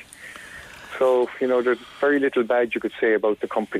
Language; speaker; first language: English; native; English